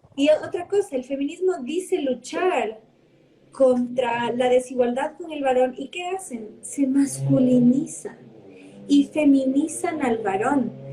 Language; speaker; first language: Spanish; early bilingual, heritage; Spanish